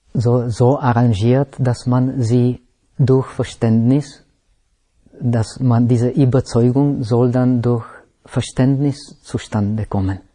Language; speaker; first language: German; non-native, fluent; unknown